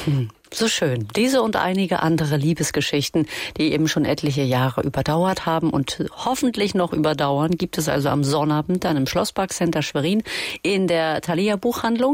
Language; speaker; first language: German; native; German